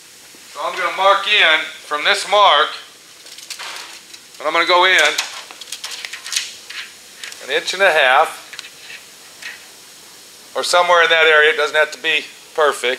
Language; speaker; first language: English; native; English